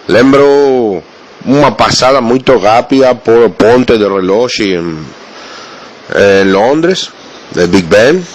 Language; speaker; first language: Portuguese; non-native, learner; Spanish